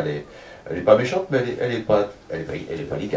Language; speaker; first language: French; native; French